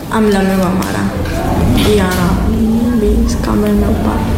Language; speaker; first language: Catalan; non-native, learner; Spanish